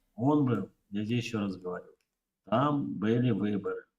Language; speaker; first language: Russian; native; Russian